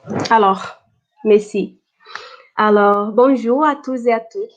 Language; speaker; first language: French; non-native, fluent; Portuguese